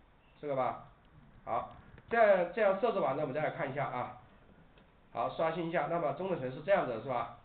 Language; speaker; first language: Chinese; native; Chinese